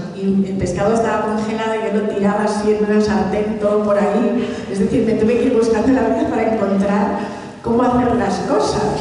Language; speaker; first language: Spanish; early bilingual, other home language; Catalan